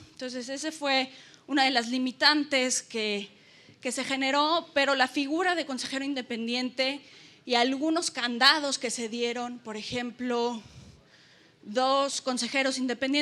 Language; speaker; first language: Spanish; native; Spanish